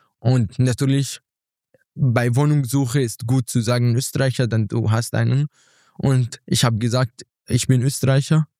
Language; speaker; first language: German; non-native, fluent; Arabic